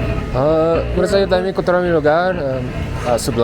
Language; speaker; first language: Spanish; non-native, learner; English